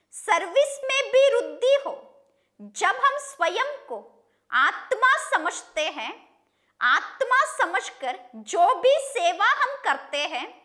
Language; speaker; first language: Hindi; non-native, local second language; Kannada